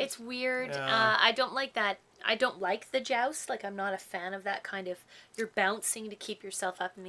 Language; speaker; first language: English; native; English